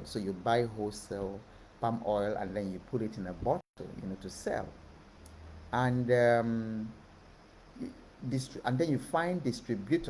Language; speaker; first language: English; non-native, local second language; Igbo